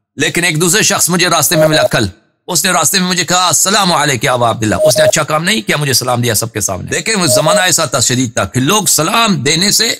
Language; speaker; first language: Urdu; non-native, fluent; Persian